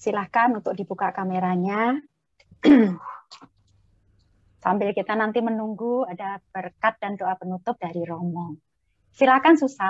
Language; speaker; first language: Indonesian; native; Indonesian